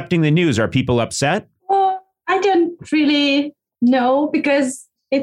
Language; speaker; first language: English; non-native, fluent; Hungarian